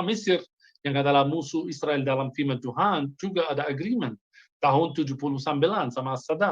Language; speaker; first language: Indonesian; non-native, fluent; Hebrew